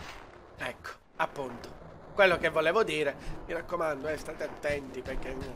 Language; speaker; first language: Italian; native; Italian